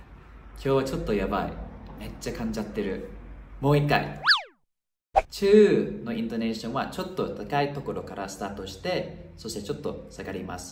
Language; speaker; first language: Japanese; non-native, fluent; Thai